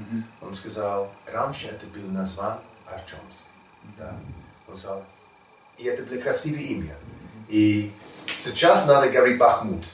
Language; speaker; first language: Russian; non-native, learner; English